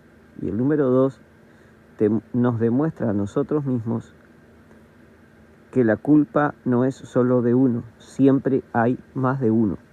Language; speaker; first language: Spanish; native; Spanish